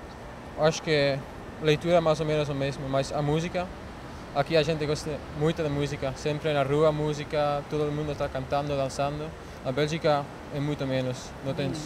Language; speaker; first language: Portuguese; non-native, learner; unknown